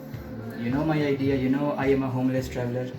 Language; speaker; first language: English; non-native, local second language; Urdu